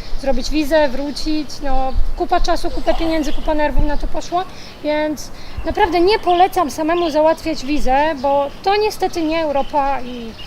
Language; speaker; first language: Polish; native; Polish